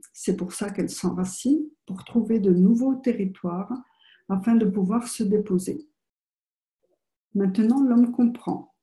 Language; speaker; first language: French; native; French